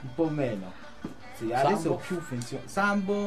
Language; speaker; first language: Italian; non-native, local second language; Kurdish